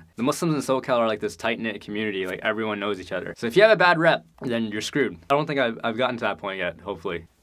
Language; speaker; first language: English; native; English